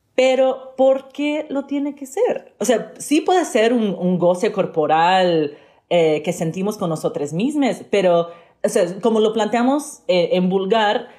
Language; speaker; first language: Spanish; early bilingual, heritage; Spanish